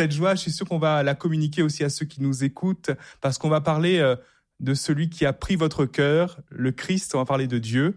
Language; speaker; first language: French; native; French